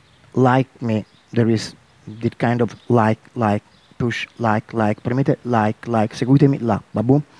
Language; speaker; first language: English; non-native, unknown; Italian